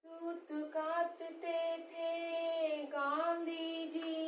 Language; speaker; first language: Hindi; non-native, local second language; Telugu